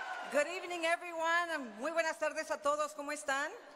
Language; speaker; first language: Spanish; early bilingual, heritage; Spanish